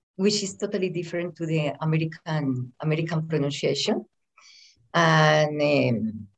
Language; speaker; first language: English; non-native, fluent; Spanish